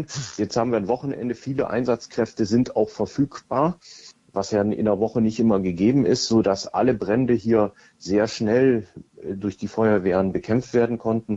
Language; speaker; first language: German; native; German